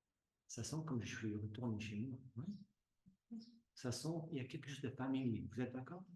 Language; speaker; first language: French; non-native, fluent; English